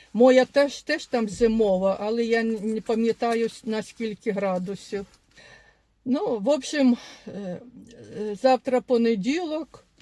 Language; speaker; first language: Ukrainian; non-native, local second language; Russian